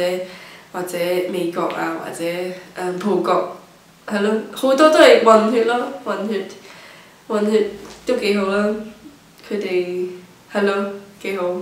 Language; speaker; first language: Cantonese; non-native, local second language; English